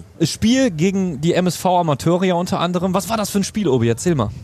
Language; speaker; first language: German; native; German